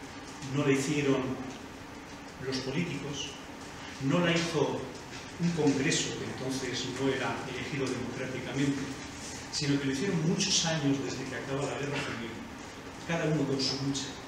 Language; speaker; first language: Spanish; native; Spanish